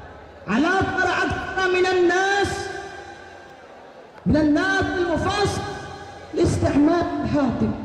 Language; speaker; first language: Arabic; non-native, learner; Achinese